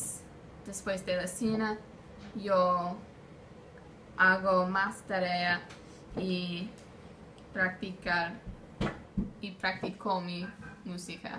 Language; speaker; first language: Spanish; non-native, learner; English